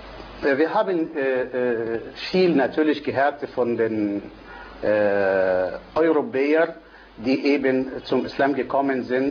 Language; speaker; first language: German; non-native, fluent; Arabic